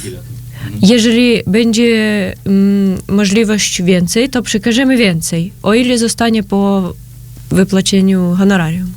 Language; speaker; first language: Polish; non-native, learner; Ukrainian